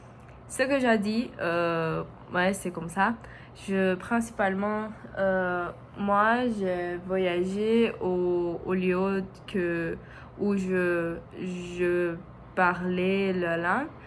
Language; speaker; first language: French; non-native, learner; Portuguese